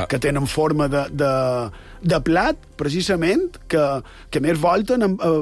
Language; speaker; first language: Catalan; native; Catalan